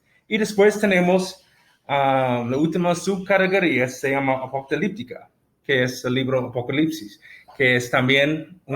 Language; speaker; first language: Spanish; non-native, fluent; English